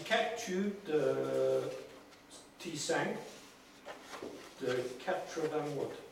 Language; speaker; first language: French; non-native, learner; English